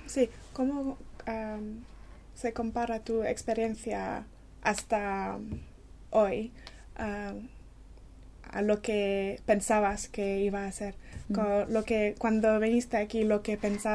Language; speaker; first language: Spanish; non-native, learner; English